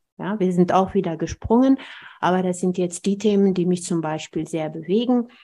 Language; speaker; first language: German; non-native, fluent; Amharic